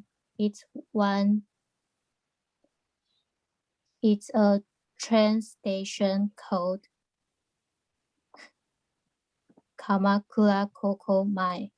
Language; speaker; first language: English; non-native, learner; Chinese